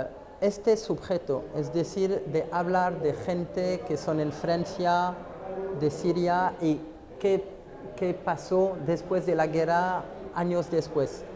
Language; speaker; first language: Spanish; non-native, fluent; French